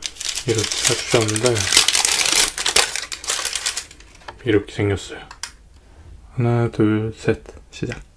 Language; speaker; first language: Korean; non-native, learner; Russian